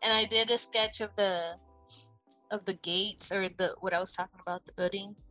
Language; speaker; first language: English; native; English